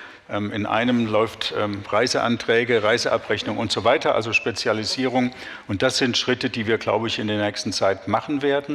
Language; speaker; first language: German; native; German